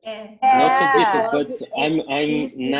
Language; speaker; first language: English; non-native, learner; Portuguese